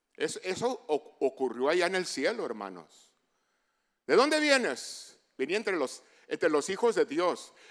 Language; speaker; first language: Spanish; early bilingual, heritage; Spanish